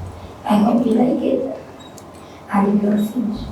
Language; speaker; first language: English; non-native, learner; Spanish